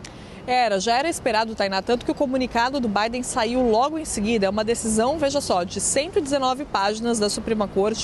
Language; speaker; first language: Portuguese; native; Portuguese